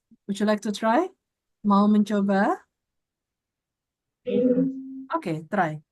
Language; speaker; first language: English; non-native, fluent; Indonesian